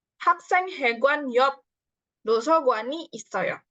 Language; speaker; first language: Korean; non-native, fluent; Indonesian